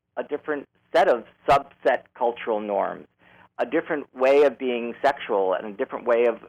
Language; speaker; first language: English; native; English